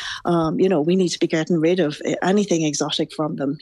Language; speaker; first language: English; native; English